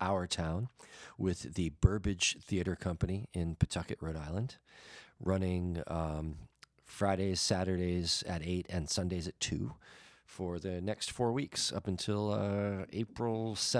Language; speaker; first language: English; native; English